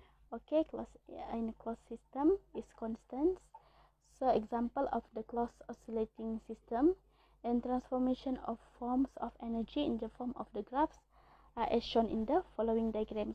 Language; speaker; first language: English; non-native, local second language; Malay